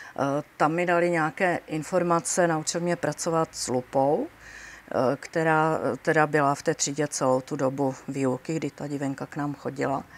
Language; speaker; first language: Czech; native; Czech